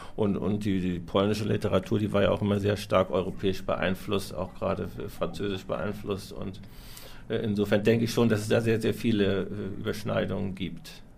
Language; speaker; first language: German; native; German